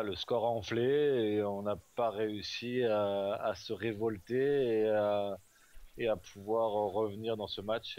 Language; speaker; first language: French; native; French